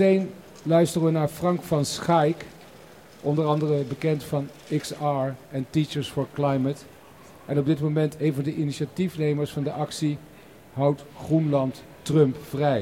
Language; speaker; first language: Dutch; native; Dutch